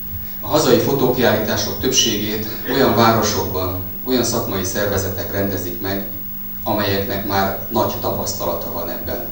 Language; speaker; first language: Hungarian; native; Hungarian